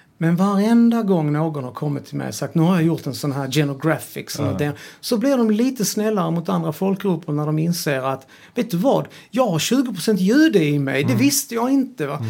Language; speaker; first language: Swedish; early bilingual, other home language; Serbian